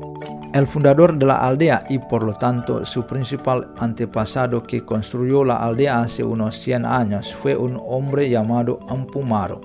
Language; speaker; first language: Spanish; non-native, fluent; Indonesian